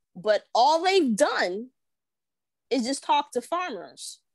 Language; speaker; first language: English; native; English